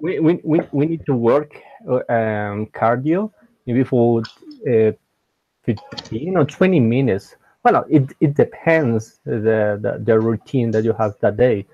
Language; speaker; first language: English; non-native, learner; Spanish